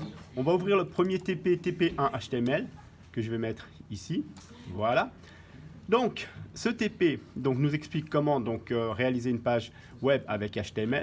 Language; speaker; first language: French; native; French